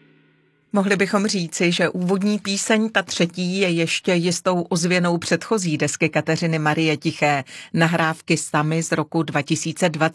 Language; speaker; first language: Czech; native; Czech